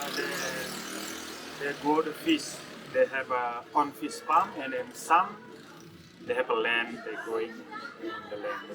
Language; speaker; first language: English; non-native, learner; Indonesian